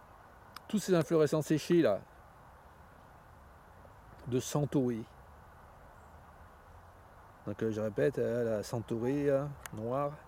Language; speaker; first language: French; native; French